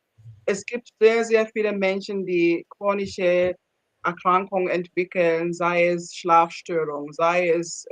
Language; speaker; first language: German; non-native, fluent; Ganda